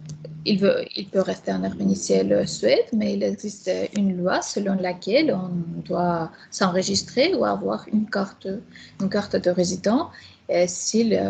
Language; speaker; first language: French; non-native, fluent; Armenian